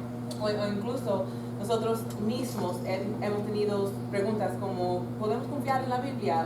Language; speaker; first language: Spanish; early bilingual, heritage; Spanish